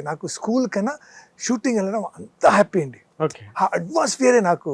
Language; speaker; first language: Telugu; non-native, fluent; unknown